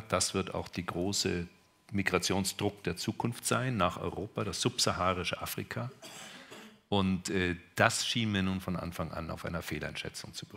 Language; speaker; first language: German; native; German